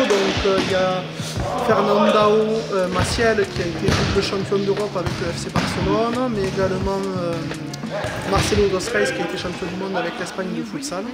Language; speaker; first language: French; native; French